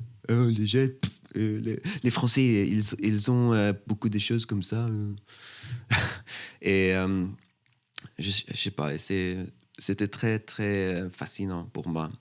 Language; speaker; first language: French; non-native, fluent; Swedish